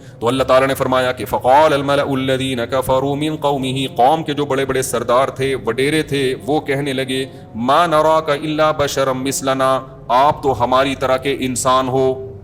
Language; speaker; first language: Urdu; native; Urdu